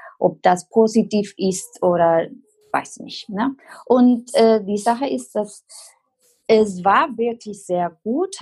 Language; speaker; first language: German; non-native, fluent; Spanish